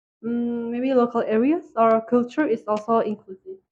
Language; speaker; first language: English; non-native, learner; Indonesian